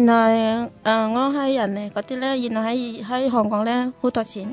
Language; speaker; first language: Chinese; non-native, learner; Indonesian